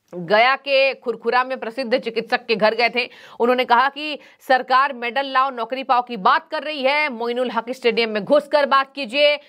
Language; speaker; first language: Hindi; native; Hindi